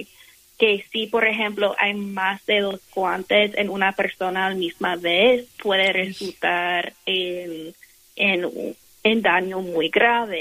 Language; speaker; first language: Spanish; non-native, fluent; English